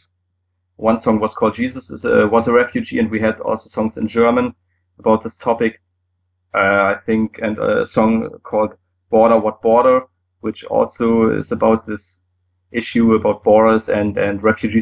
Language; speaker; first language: English; non-native, fluent; German